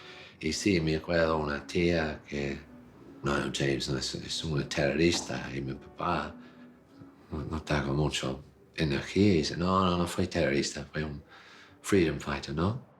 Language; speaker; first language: Spanish; non-native, fluent; English